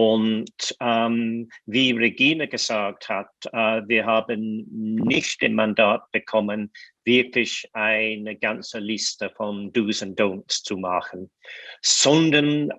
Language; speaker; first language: German; non-native, fluent; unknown